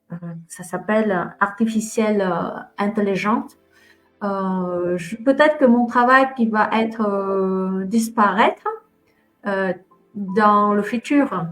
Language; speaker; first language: French; non-native, fluent; Vietnamese